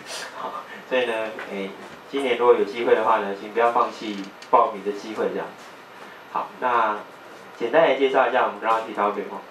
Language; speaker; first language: Chinese; native; Chinese